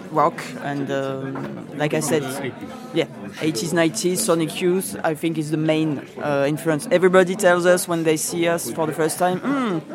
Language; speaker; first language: English; non-native, fluent; French